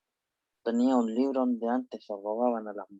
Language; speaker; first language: Spanish; native; Spanish